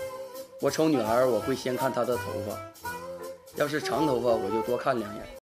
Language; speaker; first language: Chinese; native; Chinese